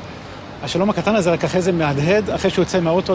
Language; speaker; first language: Hebrew; native; Hebrew